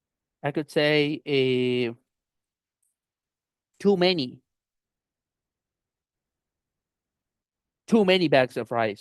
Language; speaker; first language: English; non-native, fluent; Spanish